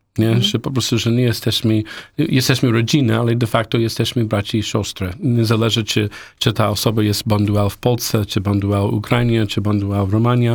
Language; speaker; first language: Polish; non-native, learner; English